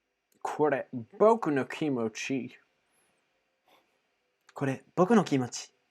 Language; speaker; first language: Japanese; non-native, fluent; English